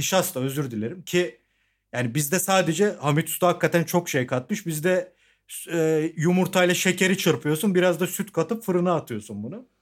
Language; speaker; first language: Turkish; native; Turkish